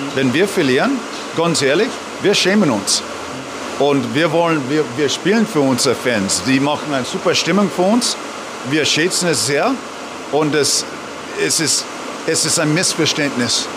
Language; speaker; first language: German; non-native, fluent; English